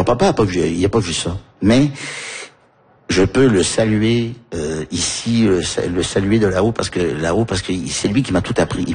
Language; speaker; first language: French; native; French